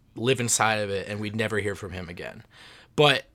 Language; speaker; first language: English; native; English